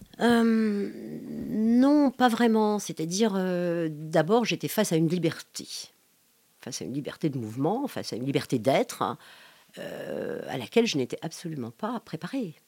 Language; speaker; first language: French; non-native, local second language; Arabic